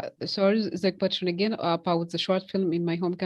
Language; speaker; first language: English; non-native, fluent; Arabic